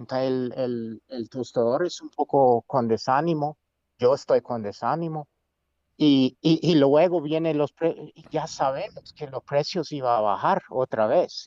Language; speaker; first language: Spanish; non-native, fluent; English